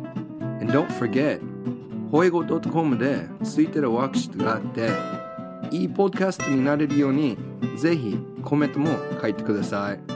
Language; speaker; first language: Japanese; non-native, fluent; English